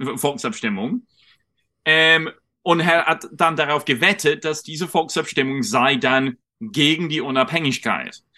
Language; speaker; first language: German; non-native, fluent; English